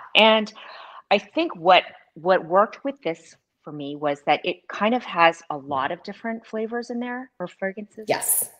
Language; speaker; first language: English; native; English